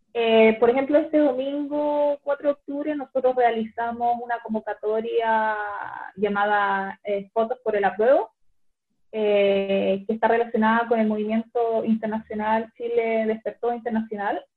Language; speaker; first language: Spanish; native; Spanish